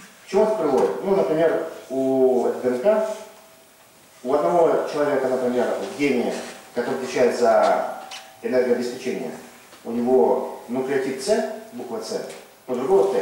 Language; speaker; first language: Russian; native; Russian